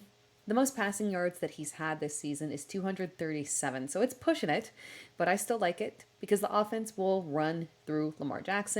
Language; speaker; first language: English; native; English